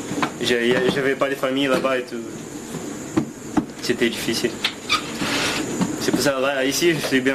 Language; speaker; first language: French; non-native, fluent; Portuguese